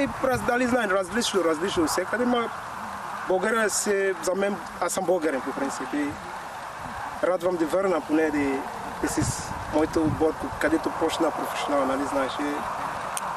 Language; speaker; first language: Bulgarian; non-native, learner; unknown